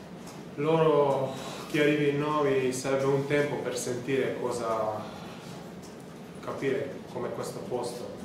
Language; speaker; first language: Italian; non-native, learner; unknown